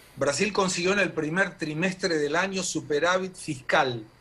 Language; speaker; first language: Spanish; native; Spanish